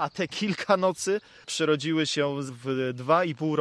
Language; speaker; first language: Polish; native; Polish